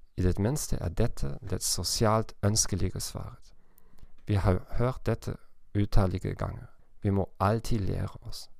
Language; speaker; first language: Norwegian; non-native, learner; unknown